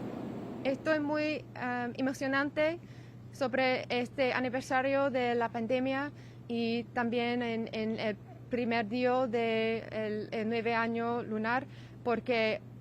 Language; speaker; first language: Spanish; non-native, learner; English